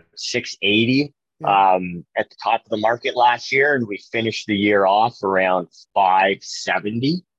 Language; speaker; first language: English; native; English